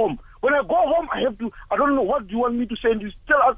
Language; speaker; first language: English; non-native, local second language; Shona